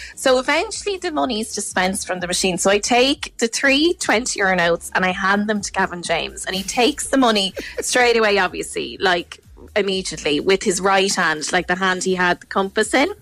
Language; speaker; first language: English; native; English